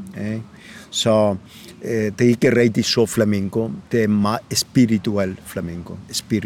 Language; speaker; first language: Danish; non-native, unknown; Spanish